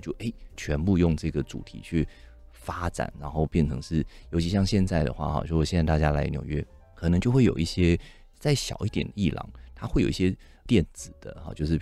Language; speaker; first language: Chinese; native; Chinese